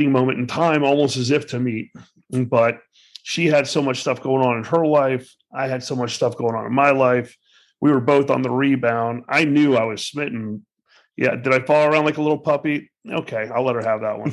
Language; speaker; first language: English; native; English